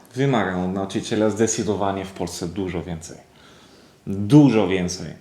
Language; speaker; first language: Polish; non-native, fluent; Spanish